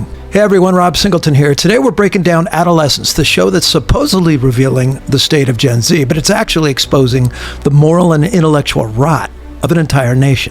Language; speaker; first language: English; native; English